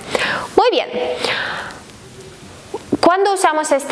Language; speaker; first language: Spanish; non-native, fluent; Ukrainian